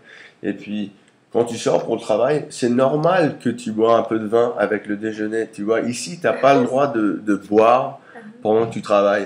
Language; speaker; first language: French; early bilingual, heritage; English